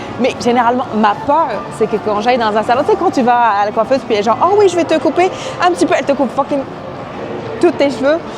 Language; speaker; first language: French; early bilingual, other home language; Arabic